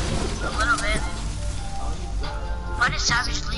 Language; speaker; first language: English; native; English